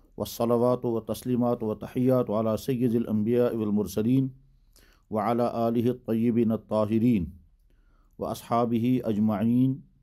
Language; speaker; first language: Urdu; non-native, local second language; Kashmiri